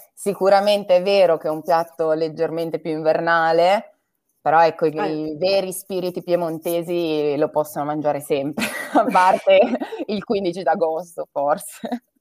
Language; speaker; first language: Italian; native; Italian